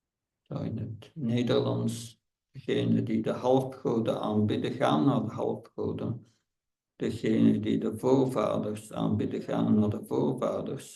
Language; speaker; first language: Dutch; non-native, fluent; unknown